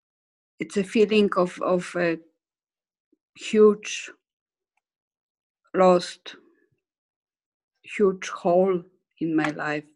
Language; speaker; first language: English; non-native, fluent; Polish